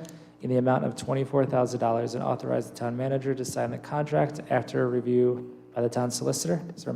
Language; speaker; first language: English; native; English